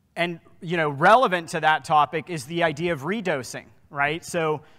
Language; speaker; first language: English; native; English